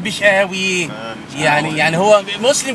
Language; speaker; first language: Arabic; native; Arabic